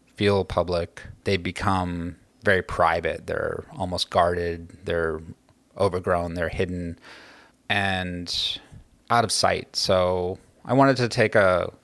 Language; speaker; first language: English; native; English